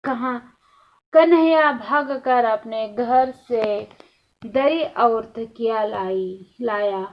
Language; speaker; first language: Hindi; non-native, local second language; Kannada